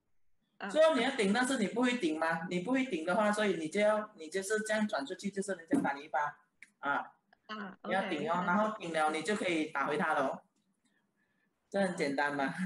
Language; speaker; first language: Chinese; native; Chinese